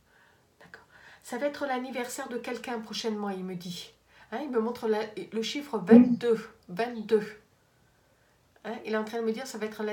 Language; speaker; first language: French; native; French